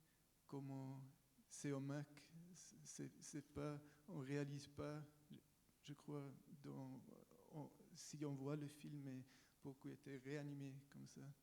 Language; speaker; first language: French; non-native, local second language; German